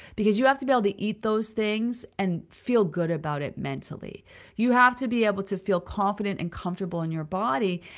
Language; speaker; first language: English; native; English